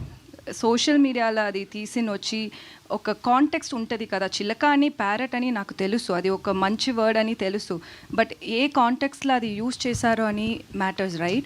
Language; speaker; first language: Telugu; non-native, learner; Tamil